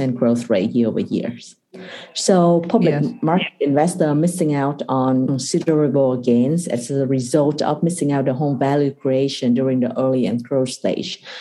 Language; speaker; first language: English; non-native, fluent; Vietnamese